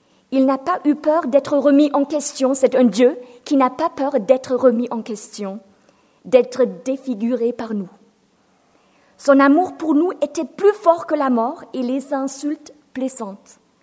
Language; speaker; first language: French; non-native, fluent; German